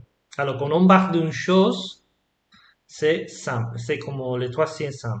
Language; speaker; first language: French; non-native, fluent; Spanish